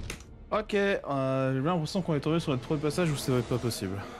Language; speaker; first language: French; native; French